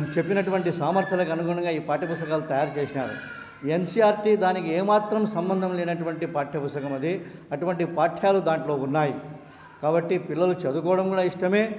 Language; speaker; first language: Telugu; non-native, local second language; Urdu